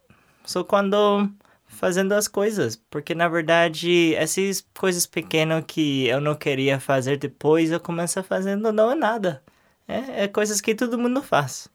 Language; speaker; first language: Portuguese; non-native, learner; English